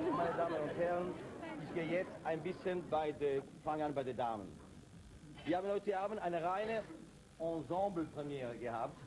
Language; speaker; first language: German; non-native, fluent; Italian